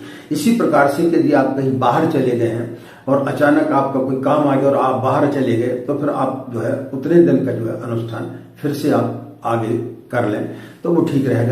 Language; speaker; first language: Hindi; native; Hindi